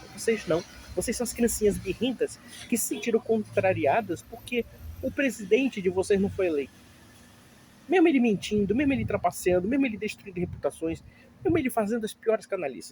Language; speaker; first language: Portuguese; native; Portuguese